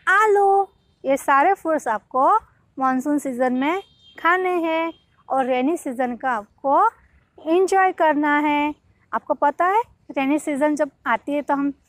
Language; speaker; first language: Hindi; non-native, local second language; Gujarati